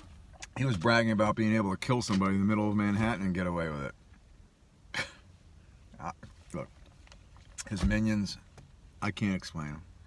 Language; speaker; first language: English; native; English